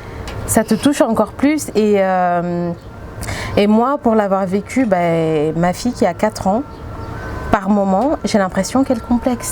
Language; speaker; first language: French; native; French